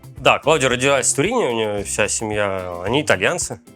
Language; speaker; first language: Russian; native; Russian